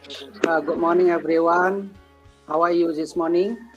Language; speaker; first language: English; non-native, learner; Indonesian